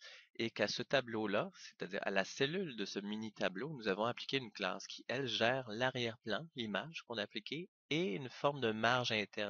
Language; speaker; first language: French; native; French